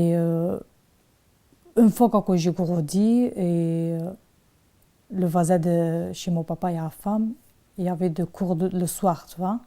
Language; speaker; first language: French; non-native, learner; Turkish